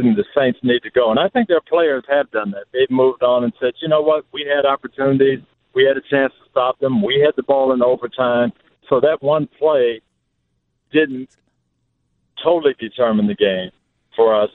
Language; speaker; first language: English; native; English